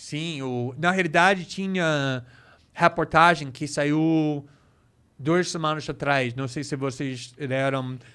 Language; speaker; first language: Portuguese; non-native, fluent; English